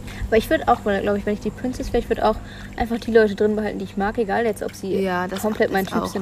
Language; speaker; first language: German; native; German